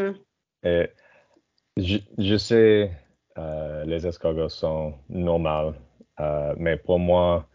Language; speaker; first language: French; non-native, learner; English